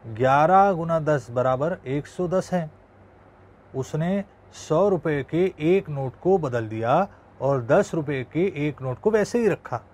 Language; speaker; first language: Hindi; non-native, local second language; Marathi